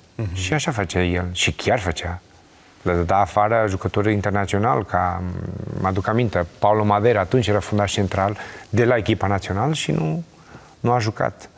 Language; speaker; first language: Romanian; non-native, learner; Portuguese